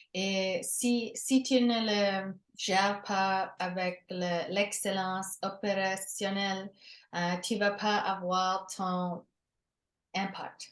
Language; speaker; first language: French; non-native, local second language; English